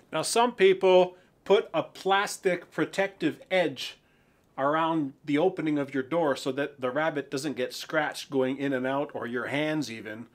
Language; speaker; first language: English; native; English